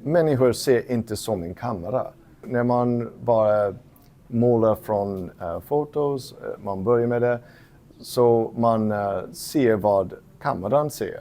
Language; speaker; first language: Swedish; non-native, fluent; English